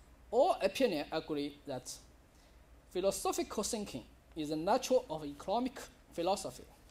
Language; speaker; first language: English; non-native, learner; Chinese